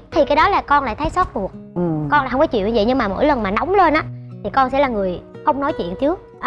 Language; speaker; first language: Vietnamese; native; Vietnamese